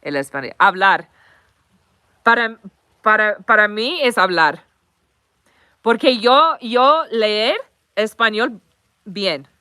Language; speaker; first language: Spanish; non-native, learner; English